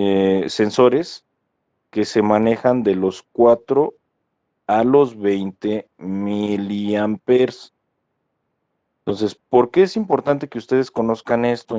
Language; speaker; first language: Spanish; native; Spanish